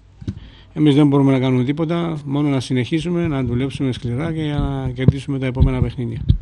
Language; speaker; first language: Greek; non-native, fluent; Georgian